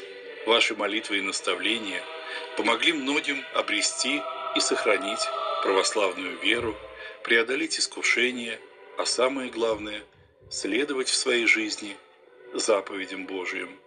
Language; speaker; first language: Russian; native; Russian